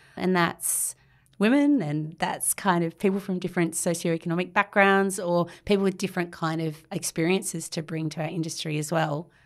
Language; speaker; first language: English; native; English